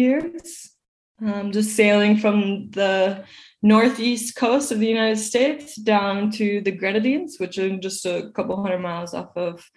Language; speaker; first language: English; native; English